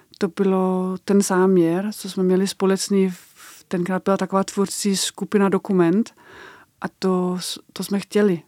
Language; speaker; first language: Czech; non-native, fluent; Danish